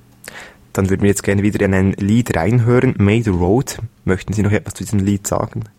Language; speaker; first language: German; native; German